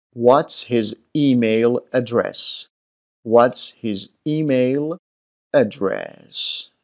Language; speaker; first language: English; non-native, fluent; Persian